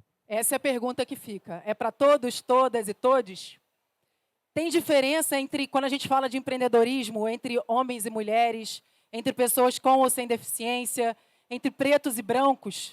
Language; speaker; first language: Portuguese; native; Portuguese